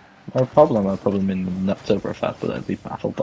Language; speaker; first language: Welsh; non-native, local second language; English